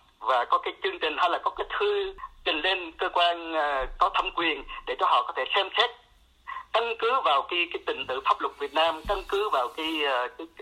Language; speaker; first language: Vietnamese; non-native, local second language; Eastern Cham